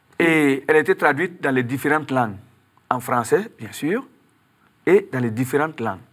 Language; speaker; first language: French; non-native, local second language; Mossi